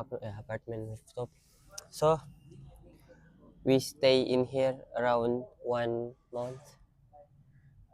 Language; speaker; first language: English; non-native, learner; Indonesian